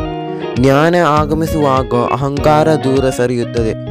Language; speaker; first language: Kannada; native; Kannada